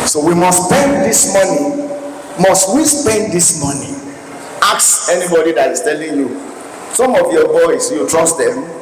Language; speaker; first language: English; non-native, local second language; Yoruba